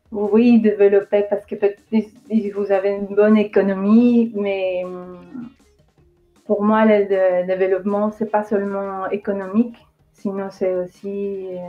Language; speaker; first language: French; non-native, fluent; Spanish